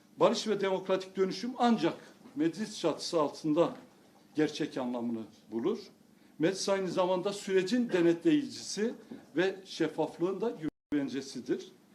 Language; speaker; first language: Turkish; non-native, local second language; Kurdish